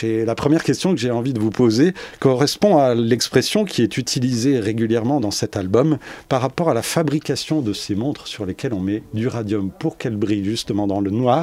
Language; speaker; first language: French; native; French